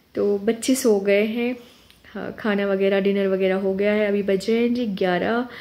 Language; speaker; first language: Hindi; non-native, local second language; Urdu